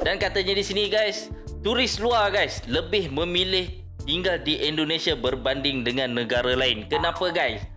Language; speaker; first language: Malay; native; Malay